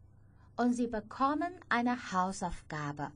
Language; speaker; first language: German; non-native, fluent; Chinese